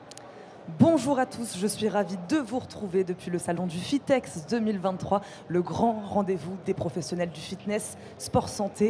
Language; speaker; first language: French; native; French